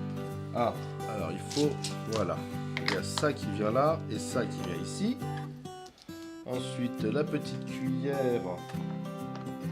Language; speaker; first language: French; native; French